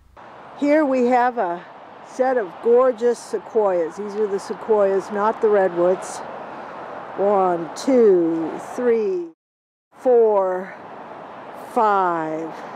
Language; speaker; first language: English; native; English